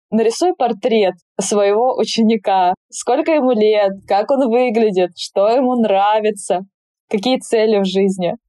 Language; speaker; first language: Russian; native; Russian